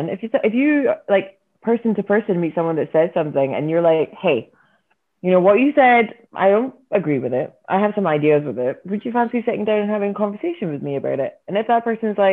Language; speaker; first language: English; native; English